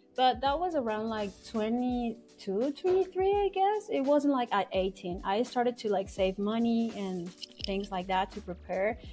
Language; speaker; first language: English; non-native, fluent; Spanish